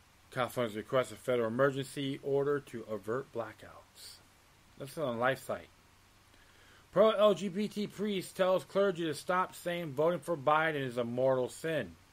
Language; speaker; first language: English; native; English